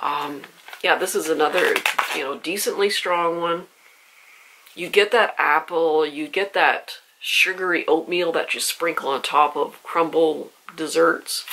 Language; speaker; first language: English; native; English